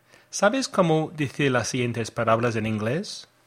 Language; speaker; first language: Spanish; non-native, fluent; English